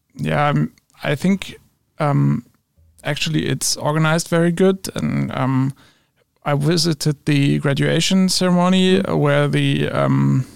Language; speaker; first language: English; non-native, fluent; German